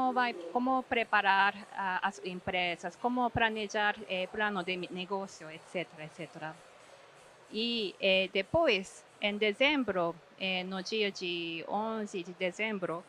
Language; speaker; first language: Portuguese; non-native, fluent; Japanese